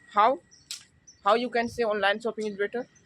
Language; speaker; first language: English; non-native, learner; Hindi